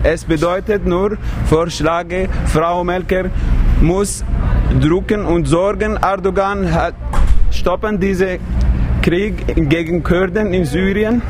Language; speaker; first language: German; non-native, learner; Kurdish